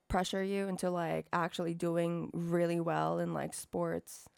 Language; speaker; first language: English; early bilingual, other home language; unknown